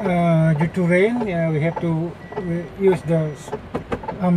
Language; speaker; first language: English; non-native, learner; Indonesian